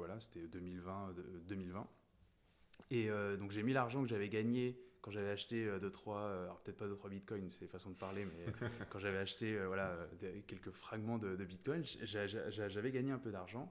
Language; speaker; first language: French; native; French